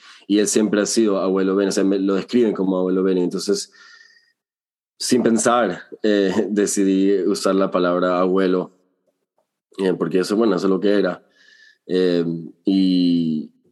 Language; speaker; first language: Spanish; early bilingual, heritage; Spanish